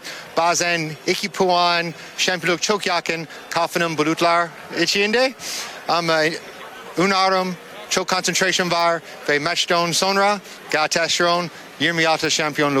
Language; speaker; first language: Turkish; non-native, learner; English